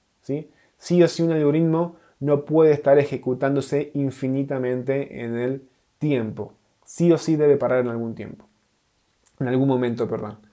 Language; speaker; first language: Spanish; native; Spanish